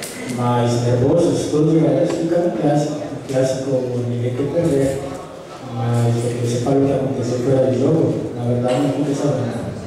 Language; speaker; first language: Portuguese; non-native, fluent; Spanish